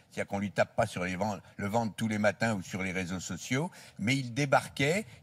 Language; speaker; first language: French; native; French